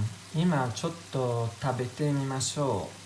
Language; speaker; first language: Japanese; non-native, learner; Italian